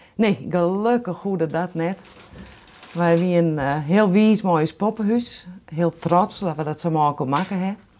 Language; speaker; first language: Dutch; non-native, local second language; Western Frisian